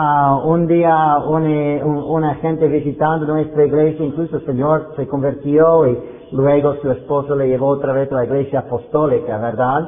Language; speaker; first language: Spanish; non-native, fluent; English